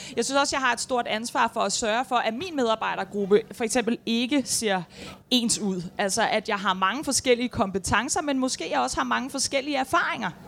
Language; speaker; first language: Danish; native; Danish